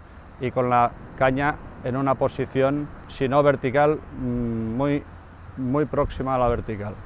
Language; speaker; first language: Spanish; native; Spanish